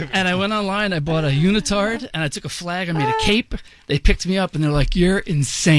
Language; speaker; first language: English; native; English